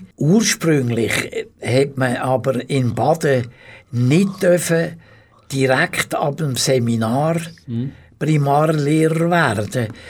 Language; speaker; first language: German; native; German